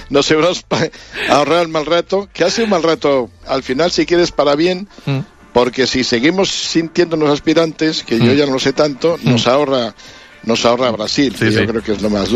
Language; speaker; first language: Spanish; native; Spanish